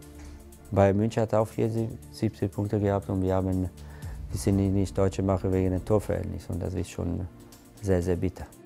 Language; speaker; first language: German; non-native, fluent; Italian